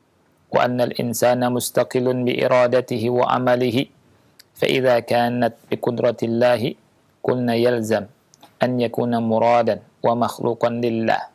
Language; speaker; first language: Arabic; non-native, fluent; Indonesian